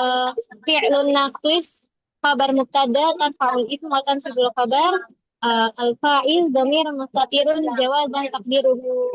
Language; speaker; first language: Arabic; non-native, learner; Indonesian